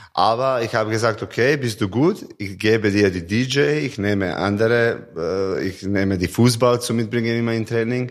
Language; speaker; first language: German; non-native, learner; Serbian